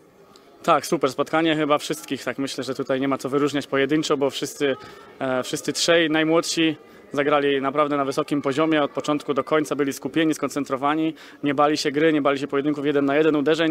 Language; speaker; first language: Polish; native; Polish